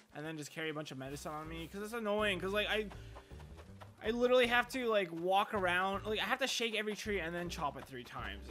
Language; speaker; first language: English; native; English